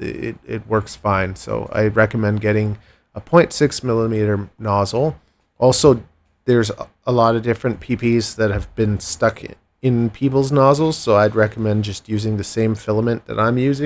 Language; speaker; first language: English; native; English